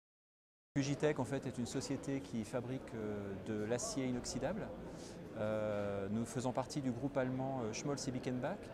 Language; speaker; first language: French; native; French